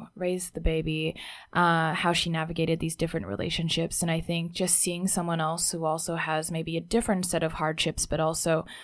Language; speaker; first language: English; native; English